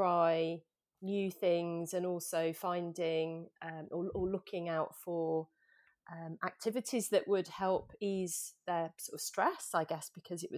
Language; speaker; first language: English; native; English